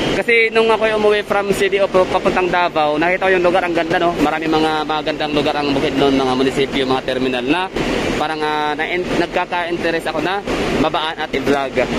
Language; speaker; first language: Filipino; non-native, local second language; Cebuano